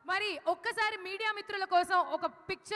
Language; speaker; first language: Telugu; native; Telugu